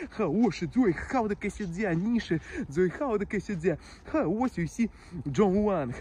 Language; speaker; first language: Chinese; non-native, learner; Russian